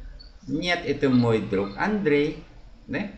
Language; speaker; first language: Russian; non-native, fluent; Vietnamese